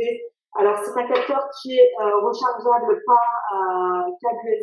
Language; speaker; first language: French; native; French